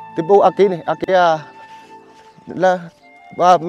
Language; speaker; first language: Portuguese; non-native, learner; Vietnamese